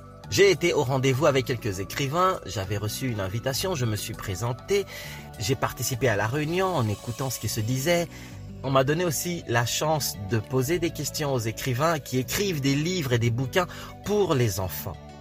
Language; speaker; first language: French; non-native, fluent; Lingala